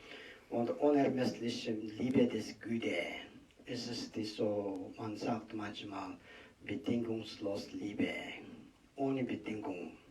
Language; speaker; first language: German; non-native, learner; Tibetan